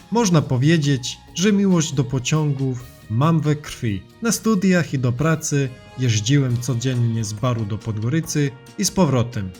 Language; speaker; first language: Polish; non-native, fluent; Serbian